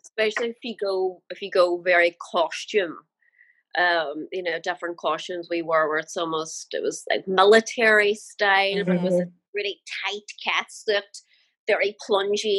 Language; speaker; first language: English; native; English